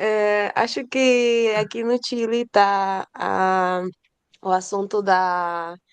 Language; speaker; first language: Portuguese; non-native, learner; Spanish